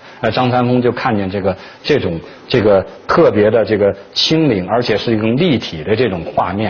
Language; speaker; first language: Chinese; native; Chinese